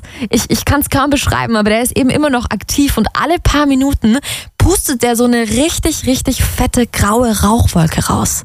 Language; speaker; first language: German; native; German